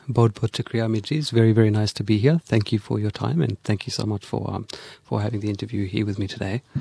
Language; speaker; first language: Hindi; early bilingual, heritage; Hindi